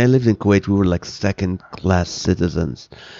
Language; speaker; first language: English; non-native, fluent; Arabic